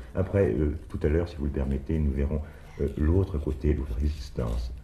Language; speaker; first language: French; native; French